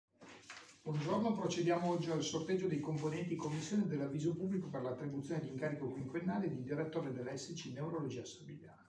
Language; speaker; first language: Italian; native; Italian